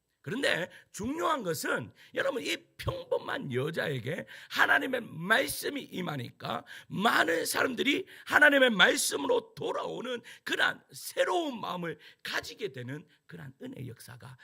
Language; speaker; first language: Korean; native; Korean